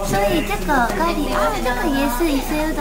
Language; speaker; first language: Chinese; non-native, fluent; Japanese